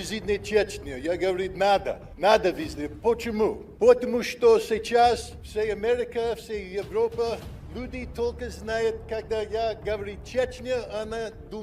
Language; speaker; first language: Russian; non-native, learner; English